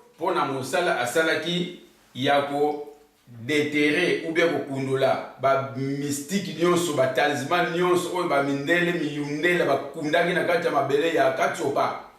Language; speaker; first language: Lingala; non-native, local second language; Kongo